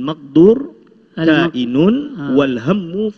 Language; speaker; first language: Arabic; non-native, fluent; Malay